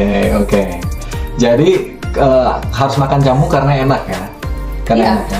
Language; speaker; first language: Indonesian; native; Indonesian